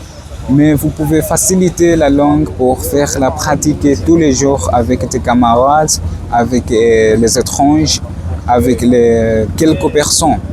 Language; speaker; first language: French; non-native, learner; Swahili